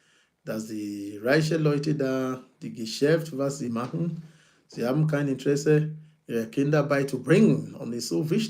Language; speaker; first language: German; non-native, fluent; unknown